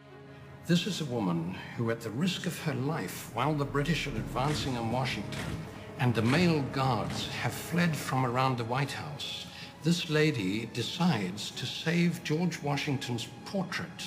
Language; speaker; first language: English; native; English